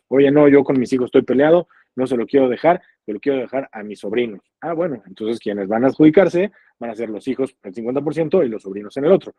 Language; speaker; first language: Spanish; native; Spanish